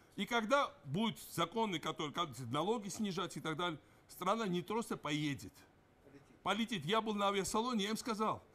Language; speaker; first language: Russian; non-native, local second language; Georgian